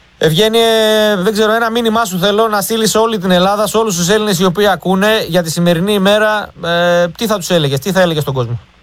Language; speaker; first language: Greek; native; Greek